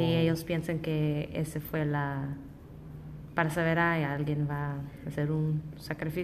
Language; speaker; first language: Spanish; non-native, learner; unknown